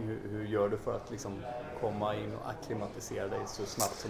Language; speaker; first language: Swedish; native; Swedish